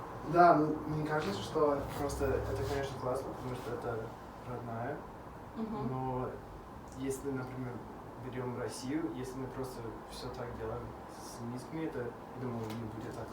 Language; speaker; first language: Russian; non-native, fluent; English